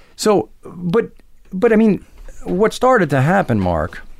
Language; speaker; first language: English; native; English